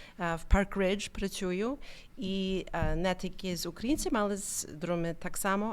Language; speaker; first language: Ukrainian; early bilingual, heritage; Ukrainian